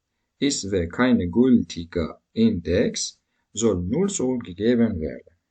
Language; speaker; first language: German; non-native, learner; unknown